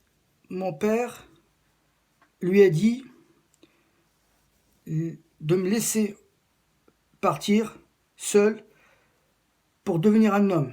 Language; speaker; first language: French; non-native, local second language; Arabic